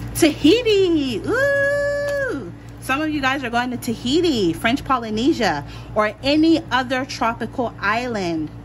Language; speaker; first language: English; native; English